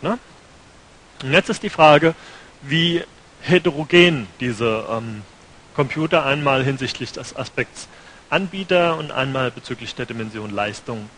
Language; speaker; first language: German; native; German